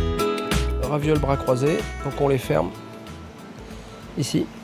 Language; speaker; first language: French; native; French